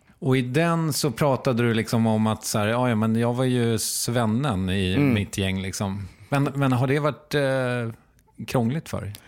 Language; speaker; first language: Swedish; native; Swedish